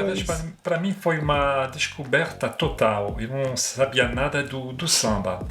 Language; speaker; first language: Portuguese; non-native, fluent; French